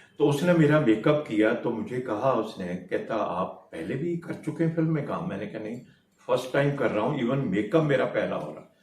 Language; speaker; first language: Hindi; native; Hindi